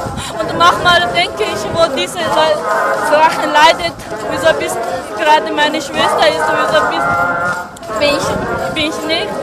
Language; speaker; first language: German; non-native, learner; Tibetan